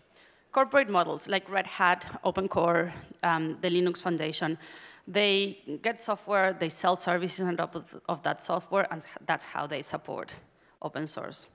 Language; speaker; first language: English; non-native, fluent; Spanish